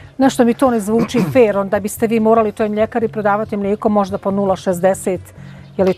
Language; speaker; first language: Croatian; native; Croatian